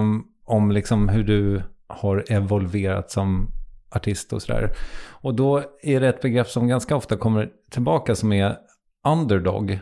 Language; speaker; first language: Swedish; native; Swedish